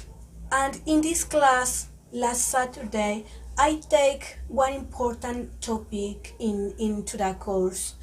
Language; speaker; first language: English; non-native, learner; Spanish